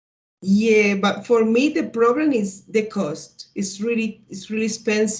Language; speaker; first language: English; non-native, learner; Spanish